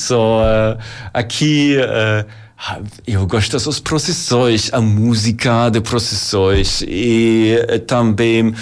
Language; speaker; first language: Portuguese; non-native, learner; German